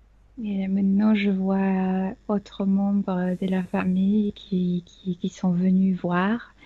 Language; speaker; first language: French; non-native, fluent; Spanish